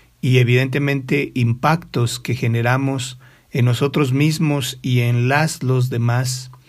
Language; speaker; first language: Spanish; native; Spanish